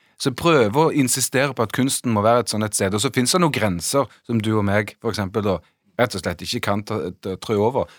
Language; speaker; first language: Norwegian; native; Norwegian